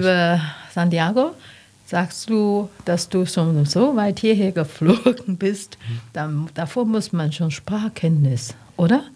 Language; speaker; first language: German; non-native, learner; Chinese